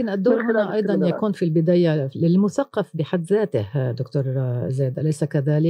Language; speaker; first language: Arabic; native; Arabic